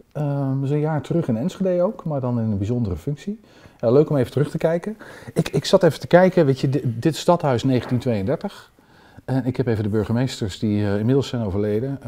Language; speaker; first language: Dutch; native; Dutch